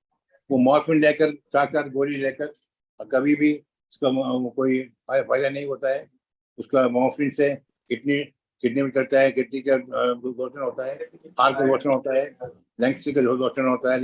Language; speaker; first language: Hindi; non-native, local second language; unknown